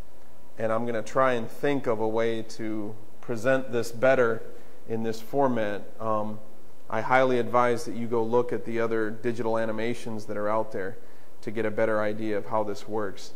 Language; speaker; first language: English; native; English